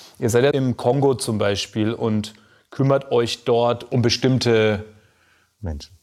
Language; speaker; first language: German; native; German